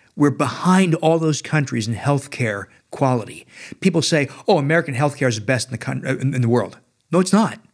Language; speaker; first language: English; native; English